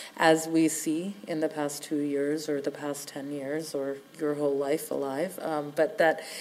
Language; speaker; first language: English; native; English